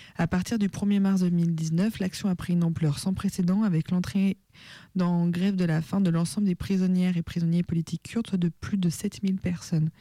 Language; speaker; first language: French; native; French